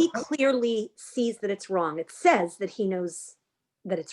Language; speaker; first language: English; native; English